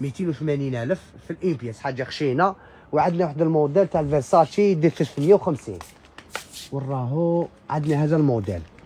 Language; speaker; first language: Arabic; native; Arabic